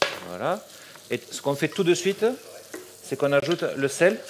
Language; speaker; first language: French; native; French